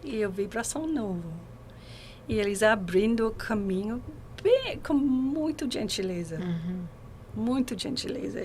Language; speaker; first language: Portuguese; non-native, learner; English